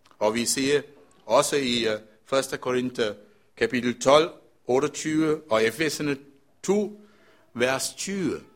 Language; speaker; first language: Danish; non-native, fluent; Sinhala